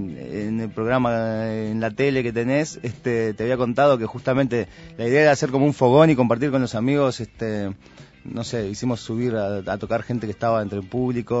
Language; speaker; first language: Spanish; native; Spanish